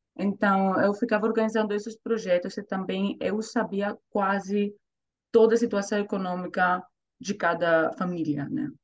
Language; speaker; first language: Portuguese; non-native, fluent; Greek